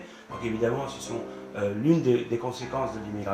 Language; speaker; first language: French; native; French